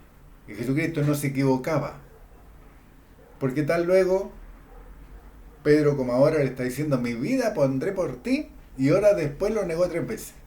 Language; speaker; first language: Spanish; native; Spanish